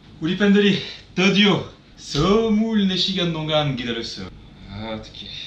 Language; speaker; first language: Korean; non-native, learner; French